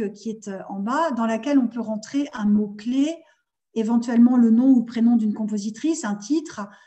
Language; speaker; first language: French; native; French